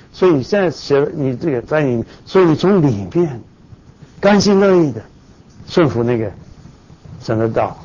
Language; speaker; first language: Chinese; non-native, fluent; English